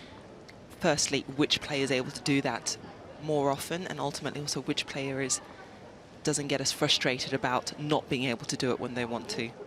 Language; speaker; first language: English; native; English